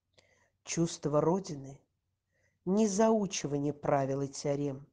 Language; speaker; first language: Russian; native; Russian